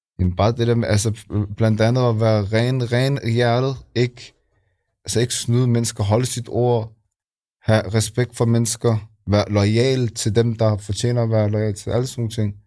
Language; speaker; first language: Danish; native; Danish